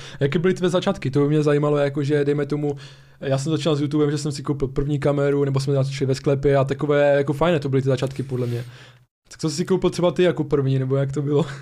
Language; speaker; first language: Czech; early bilingual, other home language; Slovak